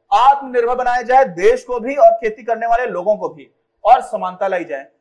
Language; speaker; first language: Hindi; native; Hindi